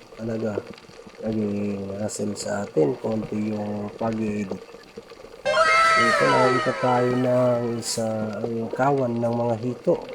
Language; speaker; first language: Filipino; native; Filipino